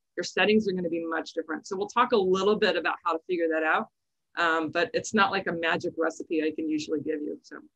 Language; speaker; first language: English; native; English